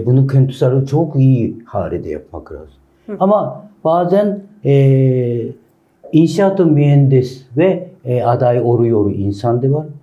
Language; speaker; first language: Turkish; non-native, learner; Japanese